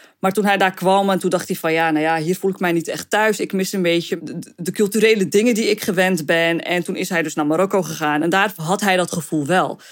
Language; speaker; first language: Dutch; early bilingual, other home language; Arabic